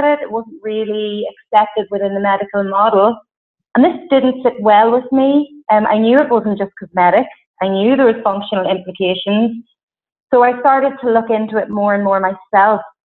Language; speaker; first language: English; native; English